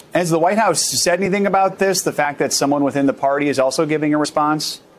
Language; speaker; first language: English; native; English